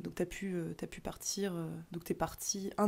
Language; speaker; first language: French; native; French